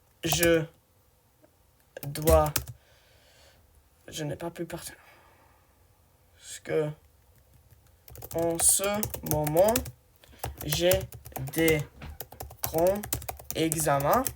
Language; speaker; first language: French; non-native, learner; English